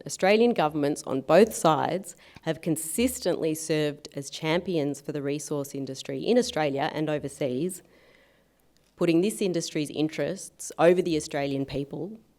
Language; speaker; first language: English; native; English